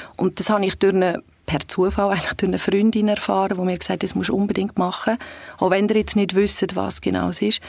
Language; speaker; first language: German; early bilingual, other home language; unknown